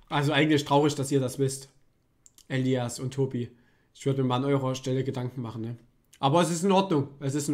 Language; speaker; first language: German; native; German